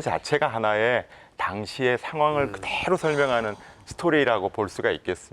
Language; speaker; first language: Korean; native; Korean